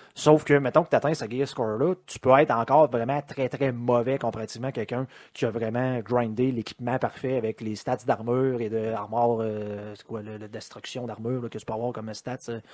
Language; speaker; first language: French; native; French